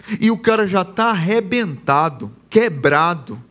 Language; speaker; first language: Portuguese; native; Portuguese